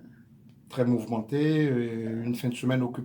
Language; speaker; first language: French; native; French